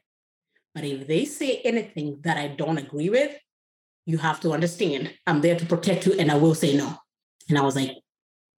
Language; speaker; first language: English; non-native, local second language; Kikuyu